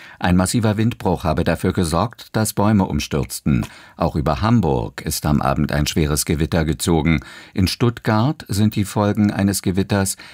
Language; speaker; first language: German; native; German